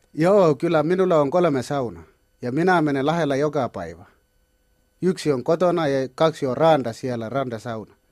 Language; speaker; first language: Finnish; non-native, learner; Kalenjin